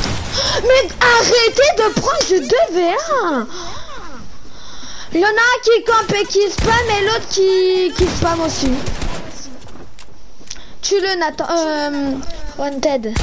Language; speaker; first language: French; native; French